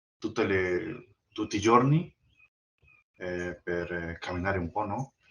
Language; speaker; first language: Italian; non-native, learner; Spanish